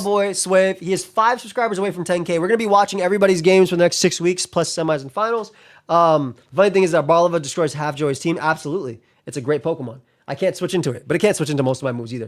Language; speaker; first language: English; native; English